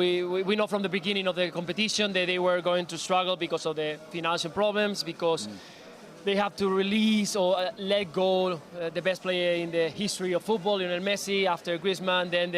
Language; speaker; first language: English; non-native, fluent; Spanish